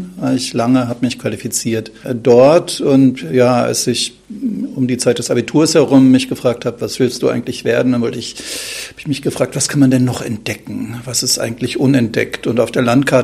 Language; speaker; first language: German; native; German